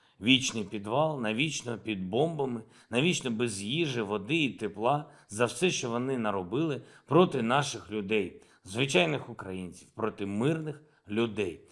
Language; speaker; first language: Ukrainian; non-native, local second language; Russian